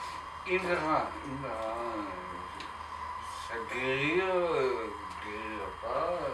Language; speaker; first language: French; non-native, learner; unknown